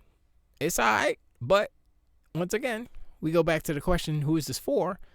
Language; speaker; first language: English; native; English